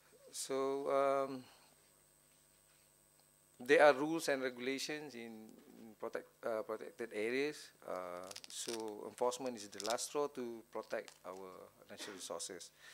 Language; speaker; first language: English; non-native, local second language; Malay